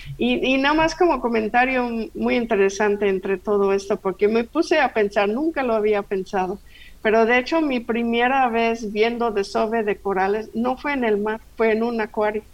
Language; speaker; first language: Spanish; non-native, fluent; English